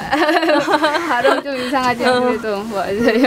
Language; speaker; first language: Korean; early bilingual, other home language; Khmer